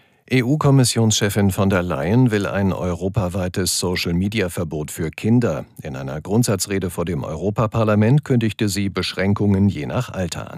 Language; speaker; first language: German; native; German